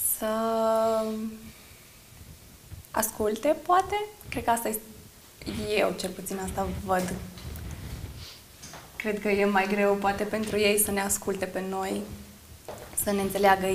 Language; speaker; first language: Romanian; native; Romanian